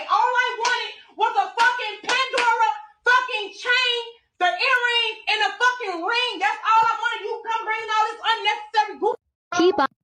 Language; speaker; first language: English; native; English